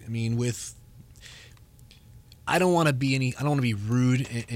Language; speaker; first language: English; native; English